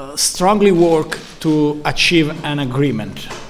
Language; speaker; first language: English; non-native, learner; Italian